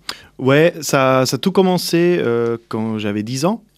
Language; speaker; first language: French; non-native, local second language; Swiss German